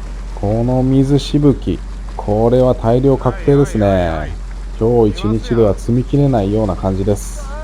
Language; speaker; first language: Japanese; native; Japanese